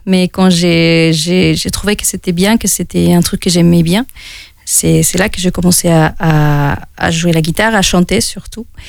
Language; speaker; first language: French; non-native, fluent; Spanish